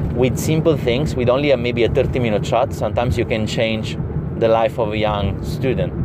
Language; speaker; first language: English; non-native, fluent; Italian